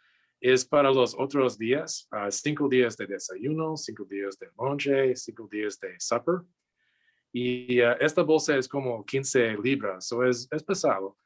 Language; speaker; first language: Spanish; non-native, learner; English